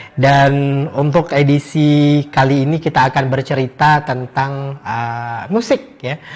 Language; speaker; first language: Indonesian; native; Indonesian